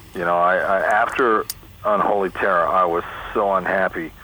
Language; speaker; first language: English; native; English